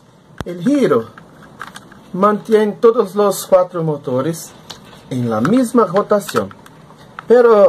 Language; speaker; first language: Spanish; non-native, learner; Portuguese